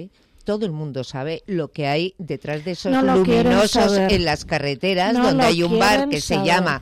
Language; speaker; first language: Spanish; native; Spanish